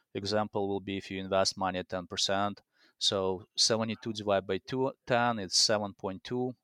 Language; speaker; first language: English; non-native, fluent; Russian